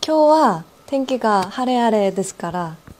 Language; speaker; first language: Japanese; non-native, learner; Korean